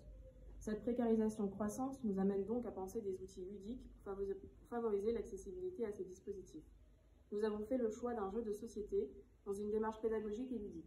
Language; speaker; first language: French; native; French